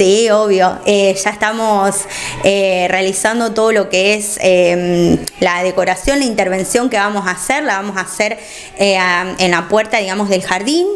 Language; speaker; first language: Spanish; native; Spanish